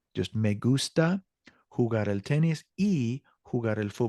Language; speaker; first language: Spanish; non-native, learner; English